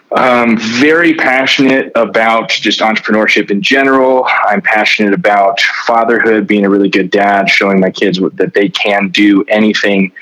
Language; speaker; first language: English; native; English